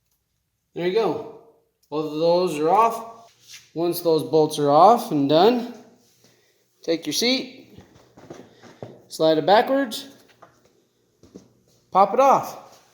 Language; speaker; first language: English; native; English